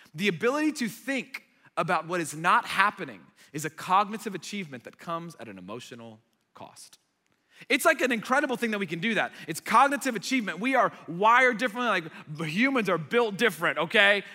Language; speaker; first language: English; early bilingual, other home language; Arabic